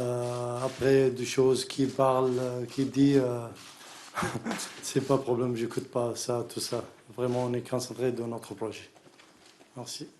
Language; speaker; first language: French; non-native, learner; Arabic